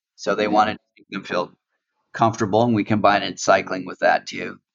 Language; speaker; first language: English; native; English